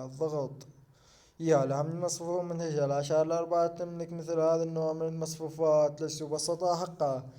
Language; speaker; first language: Arabic; native; Arabic